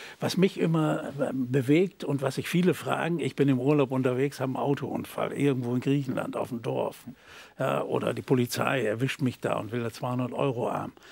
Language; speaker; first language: German; native; German